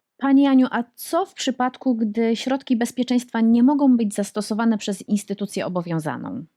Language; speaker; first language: Polish; native; Polish